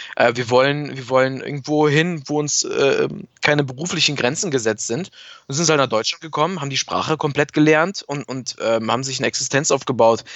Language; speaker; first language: German; native; German